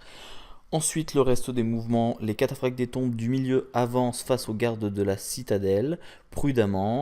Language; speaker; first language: French; native; French